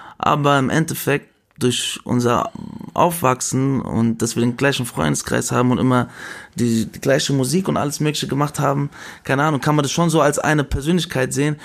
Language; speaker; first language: German; early bilingual, other home language; Spanish